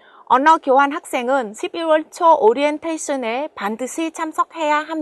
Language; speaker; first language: Korean; non-native, fluent; Vietnamese